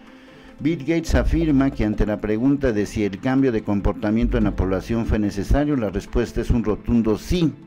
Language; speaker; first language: Spanish; native; Spanish